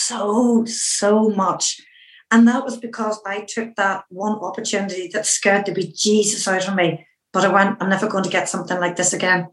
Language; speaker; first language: English; native; English